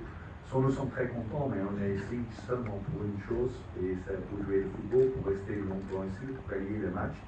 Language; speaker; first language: French; non-native, fluent; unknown